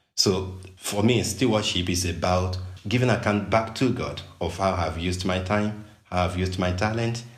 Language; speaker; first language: English; non-native, local second language; Yoruba